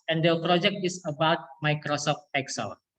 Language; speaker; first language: English; non-native, learner; Indonesian